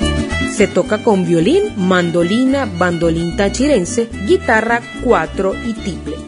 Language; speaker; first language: Spanish; native; Spanish